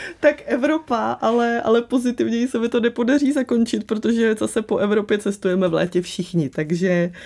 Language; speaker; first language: Czech; early bilingual, other home language; Slovak